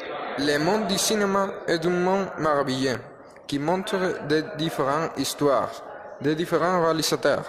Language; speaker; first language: French; non-native, learner; Spanish